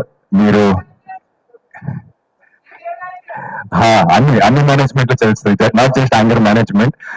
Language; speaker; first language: Telugu; non-native, fluent; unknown